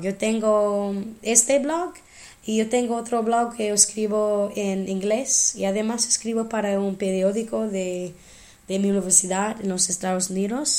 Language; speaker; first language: Spanish; non-native, fluent; English